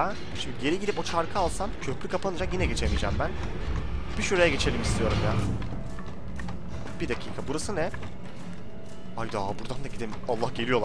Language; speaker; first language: Turkish; native; Turkish